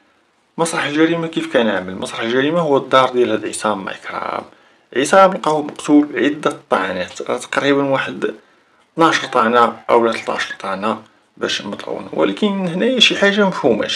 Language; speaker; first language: Arabic; native; Arabic